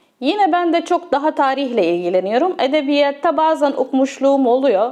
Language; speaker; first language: Turkish; non-native, fluent; Arabic